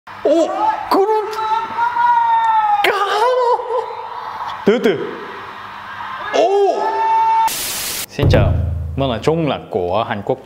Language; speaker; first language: Vietnamese; non-native, learner; Korean